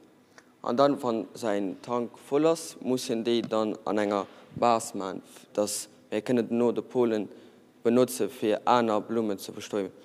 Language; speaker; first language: German; non-native, learner; Portuguese